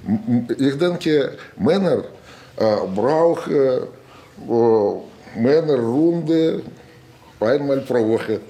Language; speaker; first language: German; non-native, learner; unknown